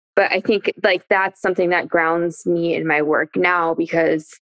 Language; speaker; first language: English; native; English